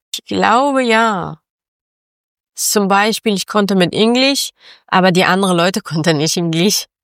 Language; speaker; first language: German; non-native, learner; Persian